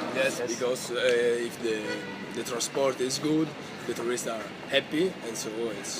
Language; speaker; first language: English; non-native, learner; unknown